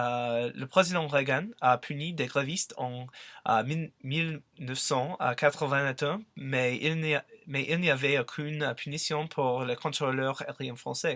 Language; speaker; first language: French; non-native, learner; English